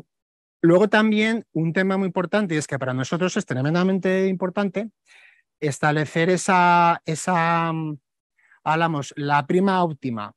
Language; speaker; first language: Spanish; native; Spanish